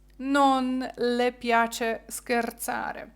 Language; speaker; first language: Italian; non-native, fluent; Ukrainian